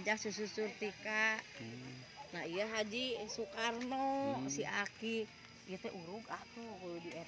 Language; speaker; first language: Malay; non-native, local second language; Sundanese